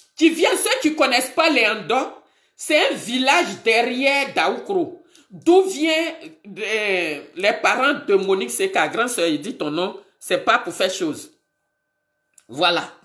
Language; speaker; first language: French; non-native, local second language; Baoulé